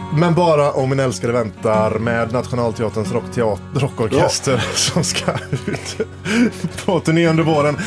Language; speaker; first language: Swedish; native; Swedish